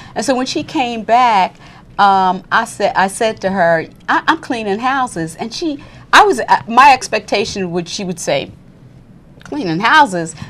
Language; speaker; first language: English; native; English